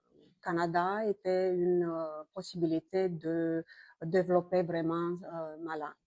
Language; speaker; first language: French; non-native, fluent; Romanian